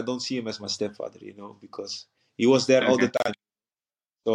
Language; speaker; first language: English; non-native, fluent; Dutch